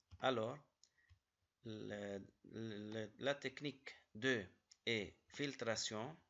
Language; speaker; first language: French; non-native, local second language; Arabic